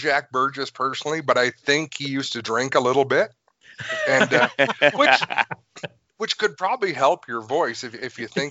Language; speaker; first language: English; native; English